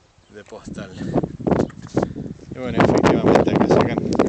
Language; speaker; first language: Spanish; native; Spanish